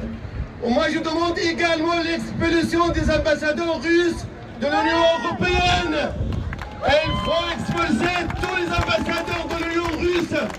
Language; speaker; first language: French; non-native, fluent; Arabic